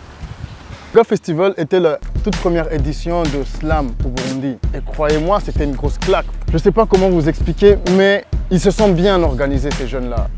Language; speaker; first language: French; non-native, local second language; Rundi